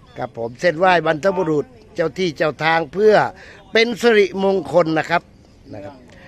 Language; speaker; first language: Thai; non-native, local second language; Northern Khmer